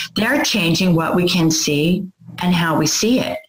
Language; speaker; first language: English; native; English